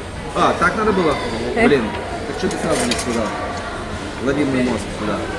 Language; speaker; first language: Russian; native; Russian